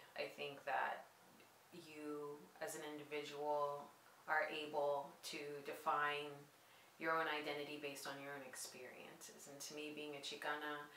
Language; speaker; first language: English; native; English